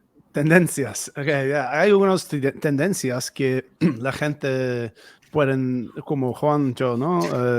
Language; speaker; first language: Spanish; non-native, fluent; Dutch